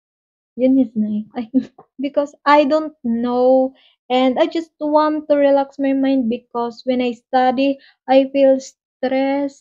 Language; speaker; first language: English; non-native, local second language; Waray